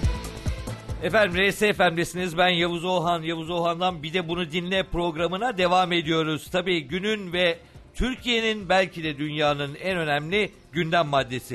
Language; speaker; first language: Turkish; native; Turkish